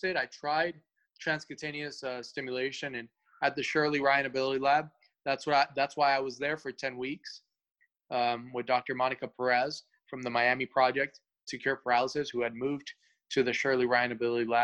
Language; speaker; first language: English; early bilingual, other home language; Spanish